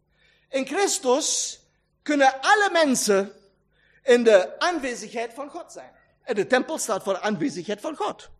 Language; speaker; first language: Dutch; non-native, fluent; German